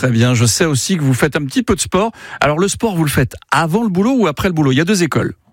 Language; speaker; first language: French; native; French